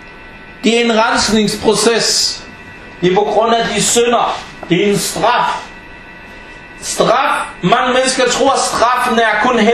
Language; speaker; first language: Danish; early bilingual, other home language; Arabic